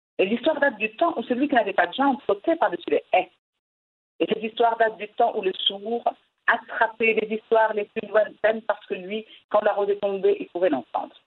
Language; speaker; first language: French; non-native, local second language; Arabic